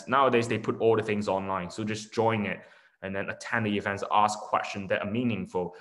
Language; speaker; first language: English; non-native, local second language; Cantonese